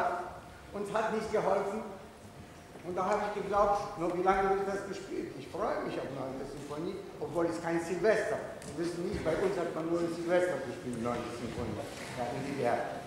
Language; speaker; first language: German; non-native, fluent; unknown